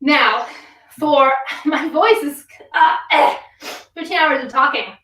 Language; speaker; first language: English; native; English